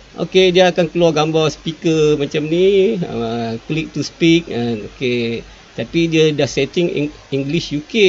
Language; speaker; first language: Malay; native; Malay